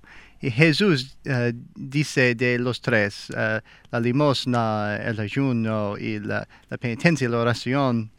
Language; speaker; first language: Spanish; non-native, learner; English